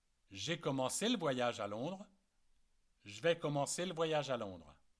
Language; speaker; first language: French; native; French